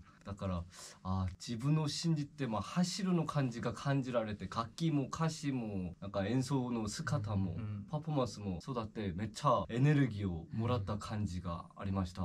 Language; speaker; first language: Japanese; non-native, fluent; Korean